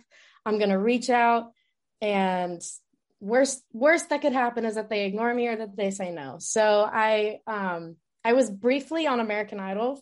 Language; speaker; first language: English; native; English